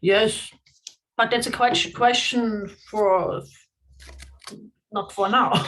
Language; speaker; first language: English; non-native, fluent; German